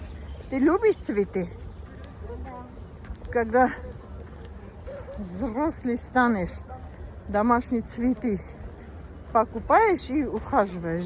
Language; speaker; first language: Russian; non-native, fluent; Armenian